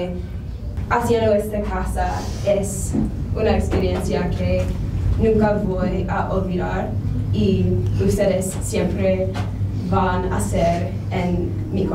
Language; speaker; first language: Spanish; non-native, learner; English